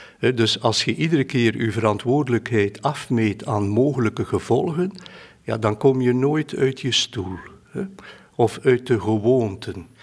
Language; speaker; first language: Dutch; native; Dutch